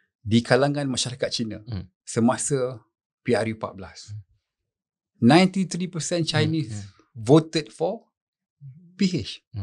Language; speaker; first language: Malay; native; Malay